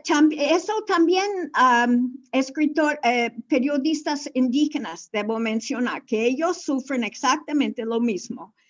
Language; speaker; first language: Spanish; non-native, fluent; English